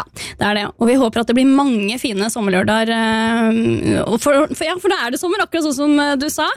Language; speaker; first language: Norwegian; native; Norwegian